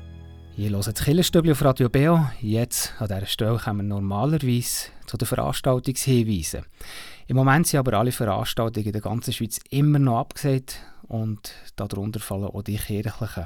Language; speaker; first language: German; native; German